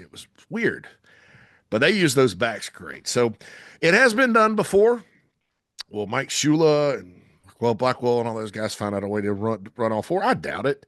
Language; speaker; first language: English; native; English